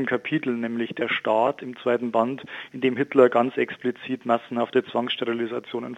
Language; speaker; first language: German; native; German